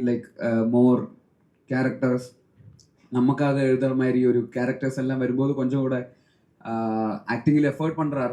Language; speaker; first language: Tamil; non-native, learner; Malayalam